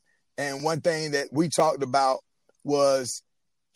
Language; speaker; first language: English; native; English